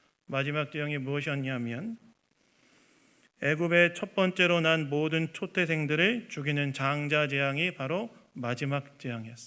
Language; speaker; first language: Korean; native; Korean